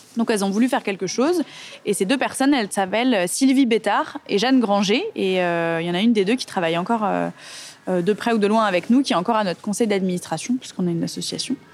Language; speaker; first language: French; native; French